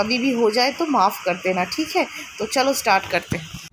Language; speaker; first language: Hindi; non-native, local second language; Bangla